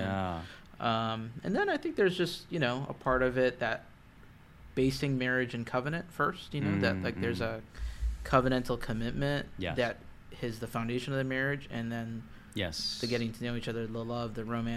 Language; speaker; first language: English; native; English